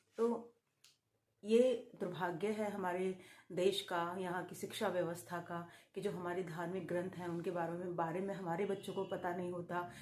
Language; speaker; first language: Hindi; native; Hindi